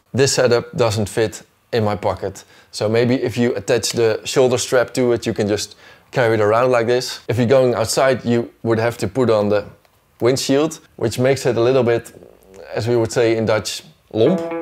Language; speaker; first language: English; non-native, fluent; Dutch